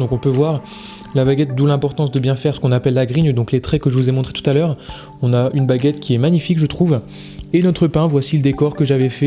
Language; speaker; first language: French; native; French